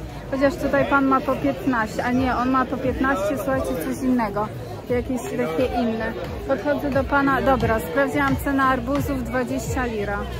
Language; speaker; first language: Polish; native; Polish